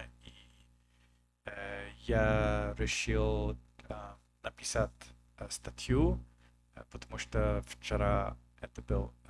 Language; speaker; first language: Russian; non-native, learner; English